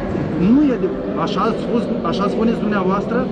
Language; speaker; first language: Romanian; native; Romanian